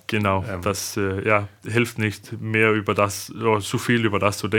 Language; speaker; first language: German; non-native, fluent; Danish